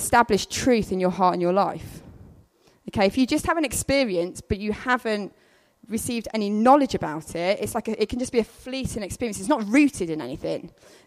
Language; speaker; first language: English; native; English